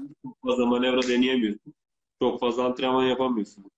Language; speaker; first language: Turkish; native; Turkish